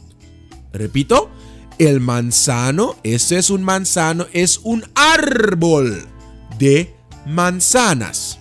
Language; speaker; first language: Spanish; non-native, fluent; Dutch